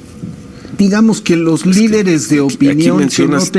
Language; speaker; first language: Spanish; native; Spanish